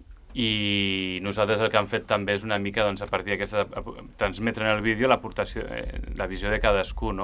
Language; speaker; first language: Catalan; native; Catalan